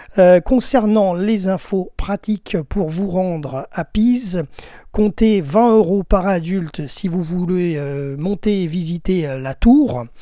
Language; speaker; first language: French; native; French